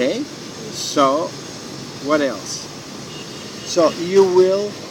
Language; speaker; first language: English; non-native, fluent; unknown